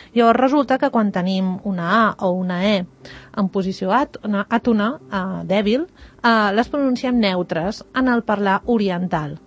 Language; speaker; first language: Catalan; native; Catalan